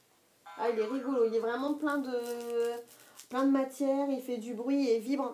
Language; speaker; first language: French; native; French